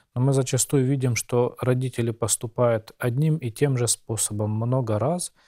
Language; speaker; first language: Russian; native; Russian